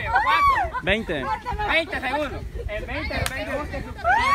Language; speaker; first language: Spanish; native; Spanish